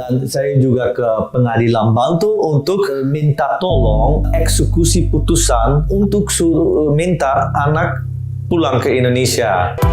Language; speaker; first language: Indonesian; non-native, fluent; Dutch